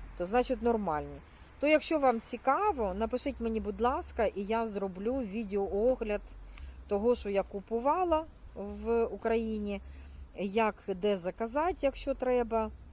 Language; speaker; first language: Ukrainian; non-native, local second language; Russian